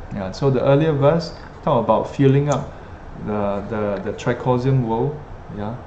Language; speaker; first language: English; non-native, local second language; Chinese